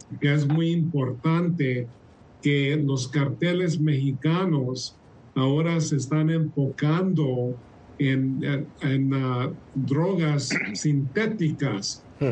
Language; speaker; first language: Spanish; early bilingual, heritage; Spanish